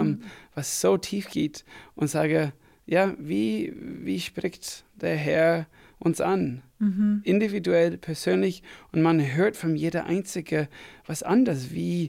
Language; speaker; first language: German; non-native, fluent; English